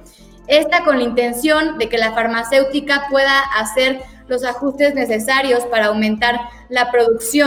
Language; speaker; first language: Spanish; native; Spanish